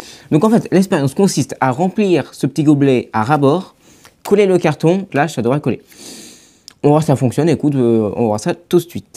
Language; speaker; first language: French; native; French